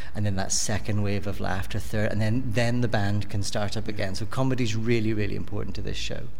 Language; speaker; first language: English; native; English